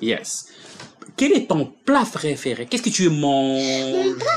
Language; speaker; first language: French; non-native, local second language; Arabic